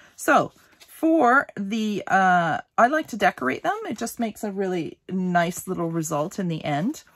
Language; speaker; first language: English; native; English